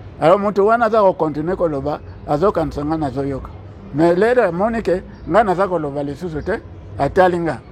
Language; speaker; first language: Lingala; non-native, local second language; Kongo